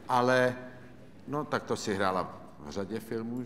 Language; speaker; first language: Czech; native; Czech